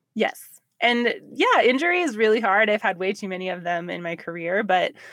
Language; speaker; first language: English; native; English